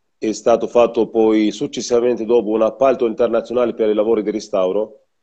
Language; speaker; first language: Italian; non-native, fluent; Arabic